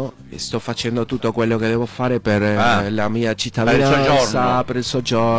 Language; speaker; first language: Italian; non-native, learner; Spanish